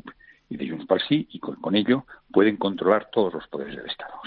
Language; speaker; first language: Spanish; non-native, local second language; Catalan